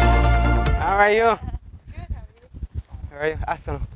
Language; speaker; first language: English; non-native, learner; Tajik